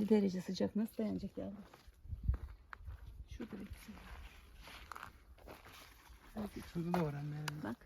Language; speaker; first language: Turkish; native; Turkish